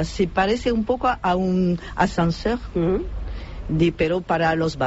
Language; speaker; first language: Spanish; non-native, fluent; French